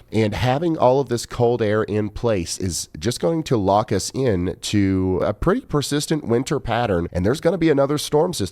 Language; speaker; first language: English; native; English